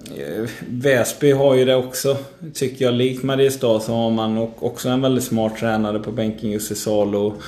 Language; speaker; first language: Swedish; native; Swedish